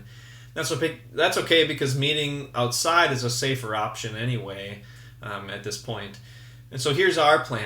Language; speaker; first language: English; native; English